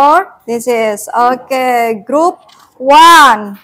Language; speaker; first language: English; non-native, learner; Indonesian